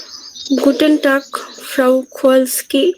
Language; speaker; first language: German; non-native, learner; Bangla